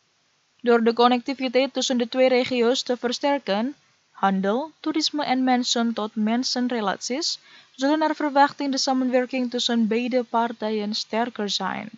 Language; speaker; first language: Dutch; non-native, fluent; Indonesian